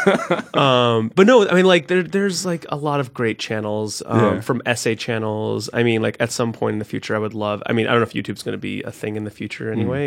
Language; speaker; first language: English; native; English